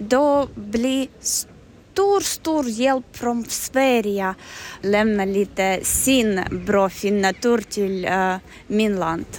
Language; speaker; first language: Swedish; non-native, learner; Ukrainian